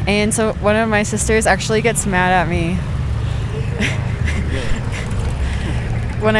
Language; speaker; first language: English; native; English